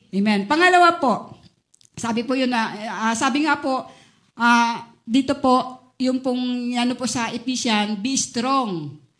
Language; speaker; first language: Filipino; native; Filipino